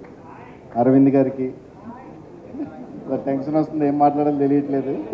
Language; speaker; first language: Telugu; native; Telugu